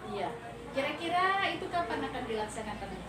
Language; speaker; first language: Indonesian; native; Indonesian